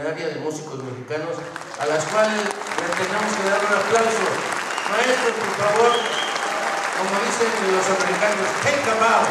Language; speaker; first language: Spanish; native; Spanish